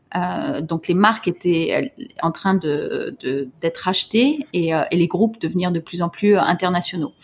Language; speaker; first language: French; native; French